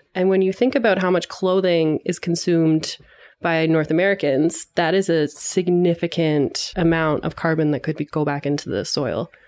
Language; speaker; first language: English; native; English